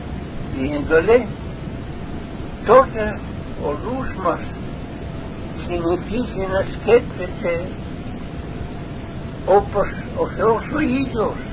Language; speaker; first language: Greek; non-native, fluent; Russian